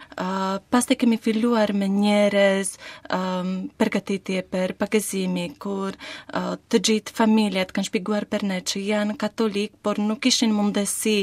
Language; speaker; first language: Albanian; non-native, learner; Slovak